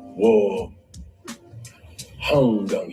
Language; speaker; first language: Chinese; non-native, learner; English